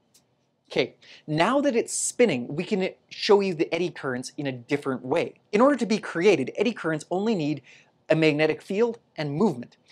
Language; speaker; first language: English; native; English